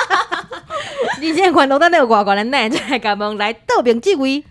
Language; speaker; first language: Min Nan Chinese; native; Min Nan Chinese